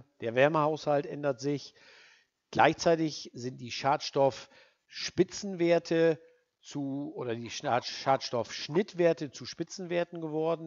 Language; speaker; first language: German; native; German